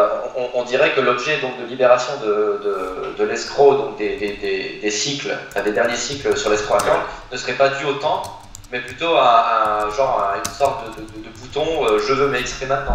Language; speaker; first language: French; native; French